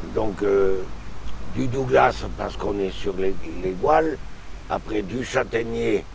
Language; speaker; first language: French; native; French